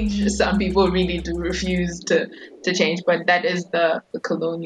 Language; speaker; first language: English; non-native, local second language; Swati